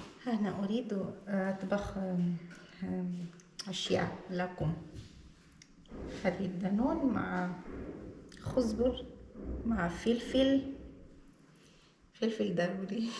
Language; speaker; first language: Arabic; non-native, learner; Portuguese